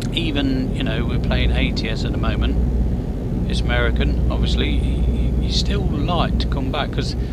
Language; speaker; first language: English; native; English